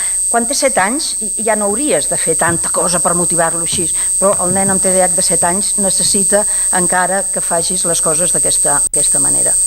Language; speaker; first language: Catalan; native; Catalan